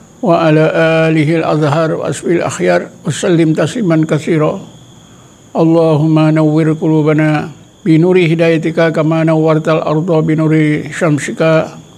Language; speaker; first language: Malay; non-native, local second language; Javanese